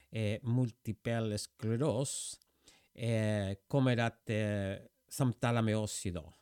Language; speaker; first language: Swedish; non-native, fluent; Spanish